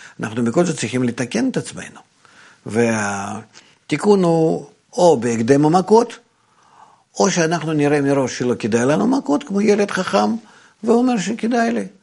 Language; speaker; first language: Hebrew; non-native, fluent; Russian